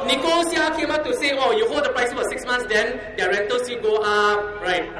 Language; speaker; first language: English; non-native, local second language; Chinese